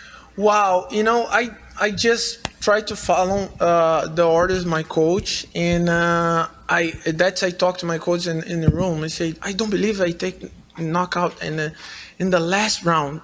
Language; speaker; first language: English; non-native, learner; Portuguese